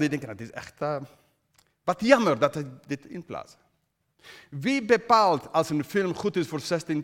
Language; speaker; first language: Dutch; non-native, fluent; English